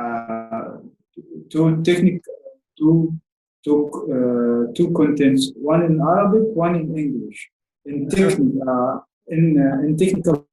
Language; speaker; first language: English; non-native, learner; Arabic